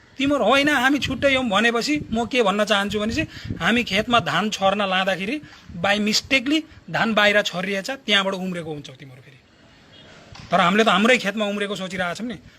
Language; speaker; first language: Nepali; native; Nepali